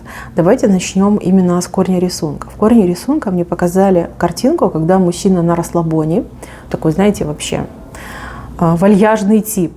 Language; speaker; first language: Russian; native; Russian